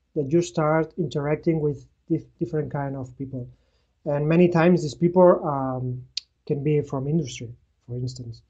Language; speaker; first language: English; non-native, fluent; Spanish